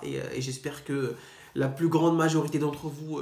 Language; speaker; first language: French; native; French